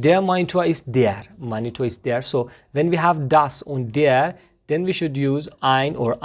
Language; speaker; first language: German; non-native, learner; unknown